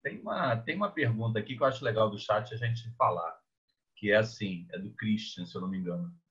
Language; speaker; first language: Portuguese; native; Portuguese